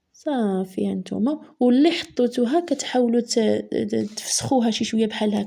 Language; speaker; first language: Arabic; native; Arabic